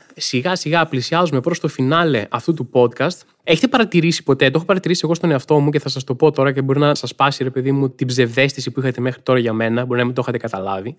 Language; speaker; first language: Greek; native; Greek